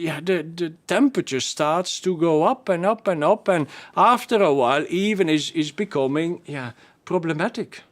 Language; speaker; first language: English; non-native, fluent; Dutch